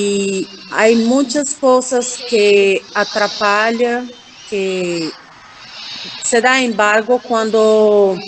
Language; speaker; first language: Spanish; non-native, fluent; Portuguese